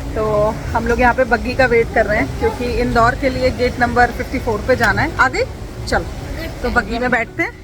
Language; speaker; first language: Hindi; native; Hindi